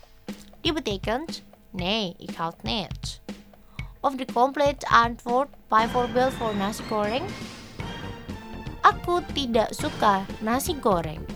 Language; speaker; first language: Dutch; non-native, learner; Indonesian